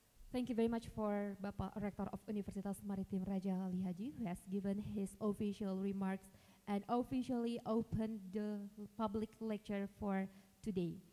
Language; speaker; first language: English; non-native, fluent; Indonesian